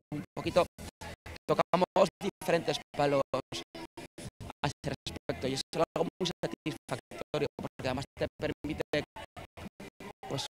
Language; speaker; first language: Spanish; native; Spanish